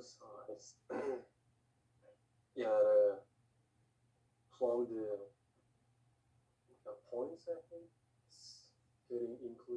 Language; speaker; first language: English; non-native, learner; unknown